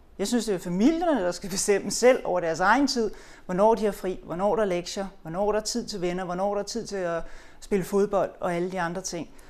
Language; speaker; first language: Danish; native; Danish